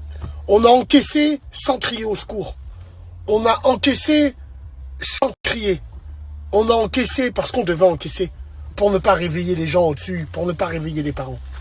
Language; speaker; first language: French; native; French